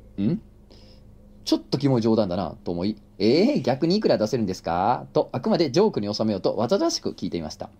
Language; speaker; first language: Japanese; native; Japanese